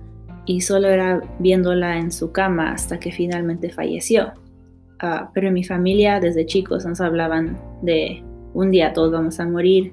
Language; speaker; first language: Spanish; early bilingual, heritage; Spanish